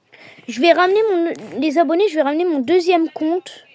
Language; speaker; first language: French; native; French